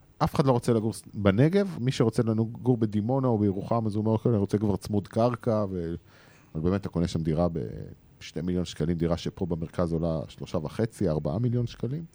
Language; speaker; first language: Hebrew; native; Hebrew